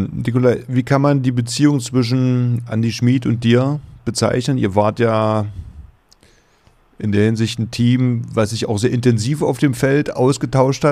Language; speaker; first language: German; native; German